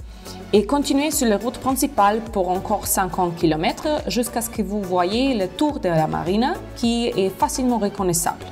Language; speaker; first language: French; non-native, learner; Croatian